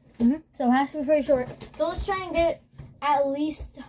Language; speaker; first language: English; native; English